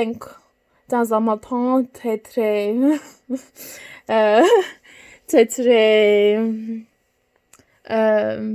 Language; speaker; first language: French; non-native, learner; English